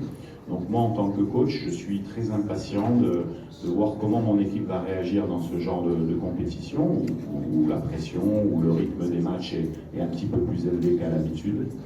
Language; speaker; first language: French; native; French